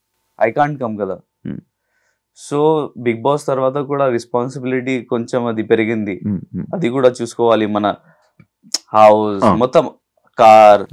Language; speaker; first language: Telugu; non-native, local second language; Urdu